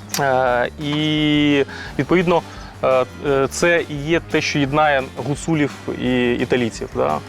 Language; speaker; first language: Ukrainian; native; Ukrainian